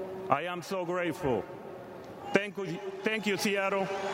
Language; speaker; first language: English; non-native, fluent; Spanish